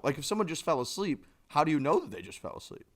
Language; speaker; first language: English; native; English